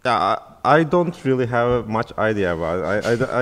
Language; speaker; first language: English; non-native, fluent; Turkish